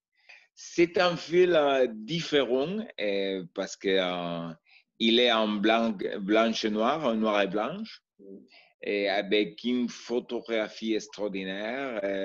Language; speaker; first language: French; non-native, learner; Spanish